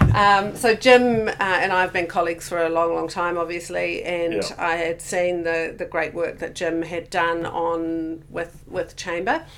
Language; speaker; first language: English; native; English